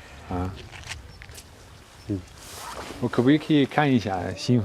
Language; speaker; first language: Chinese; non-native, fluent; Dutch